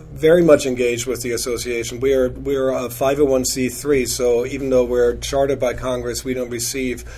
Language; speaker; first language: English; non-native, fluent; German